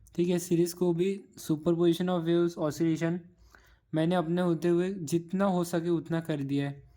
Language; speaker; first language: Hindi; non-native, local second language; Marathi